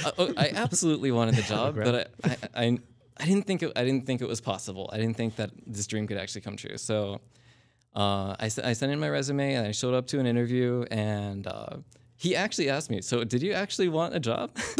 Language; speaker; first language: English; native; English